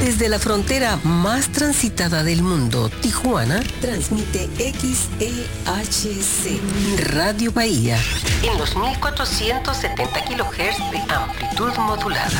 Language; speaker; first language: Spanish; native; Spanish